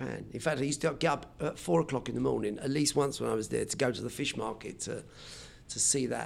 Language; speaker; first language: English; native; English